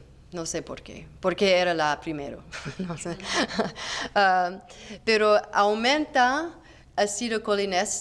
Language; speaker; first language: Spanish; non-native, learner; English